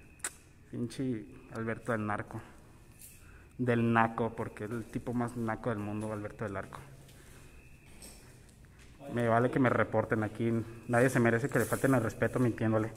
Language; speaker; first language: Spanish; native; Spanish